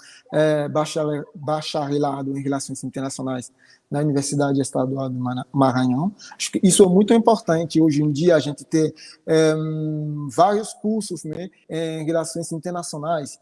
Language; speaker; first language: Portuguese; non-native, fluent; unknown